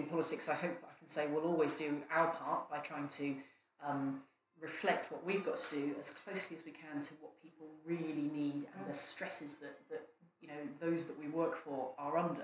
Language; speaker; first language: English; native; English